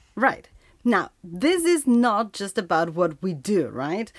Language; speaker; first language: English; non-native, fluent; Spanish